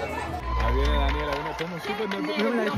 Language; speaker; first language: Spanish; native; Spanish